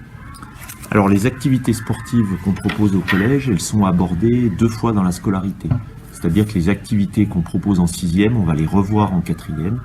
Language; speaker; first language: French; native; French